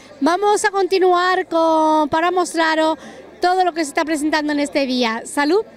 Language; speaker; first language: Spanish; native; Spanish